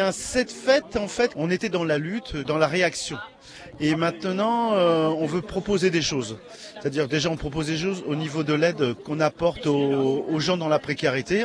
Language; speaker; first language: French; native; French